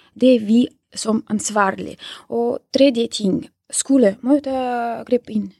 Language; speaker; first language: Norwegian; non-native, fluent; Russian